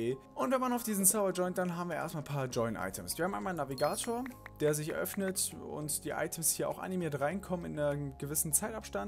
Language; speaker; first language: German; native; German